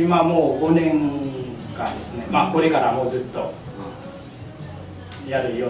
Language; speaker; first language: Japanese; non-native, fluent; Vietnamese